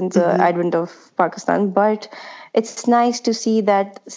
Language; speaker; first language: English; non-native, local second language; Urdu